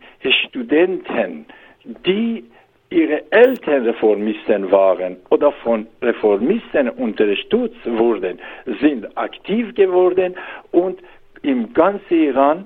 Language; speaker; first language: German; non-native, learner; Persian